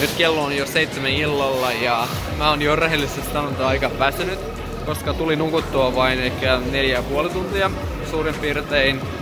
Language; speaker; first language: Finnish; non-native, fluent; Russian